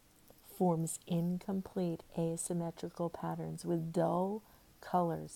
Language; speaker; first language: English; native; English